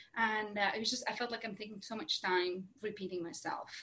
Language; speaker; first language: English; non-native, fluent; Latvian